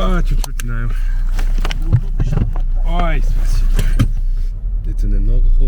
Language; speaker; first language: Russian; non-native, learner; English